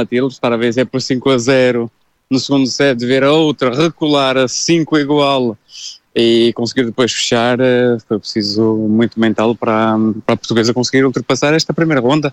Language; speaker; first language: Portuguese; native; Portuguese